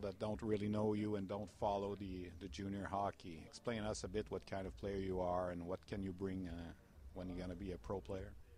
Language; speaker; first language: English; non-native, fluent; French